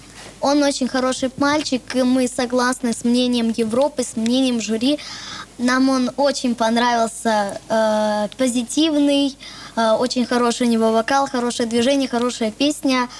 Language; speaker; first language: Russian; native; Russian